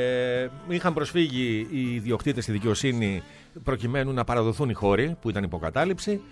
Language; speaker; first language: Greek; native; Greek